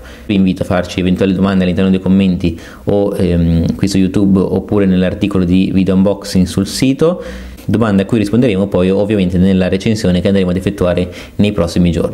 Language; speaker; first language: Italian; native; Italian